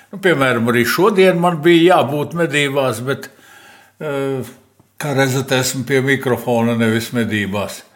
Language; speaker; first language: Latvian; native; Latvian